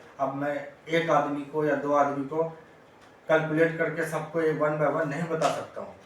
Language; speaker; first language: Hindi; native; Hindi